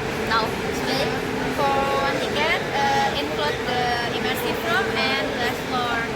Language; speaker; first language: English; non-native, learner; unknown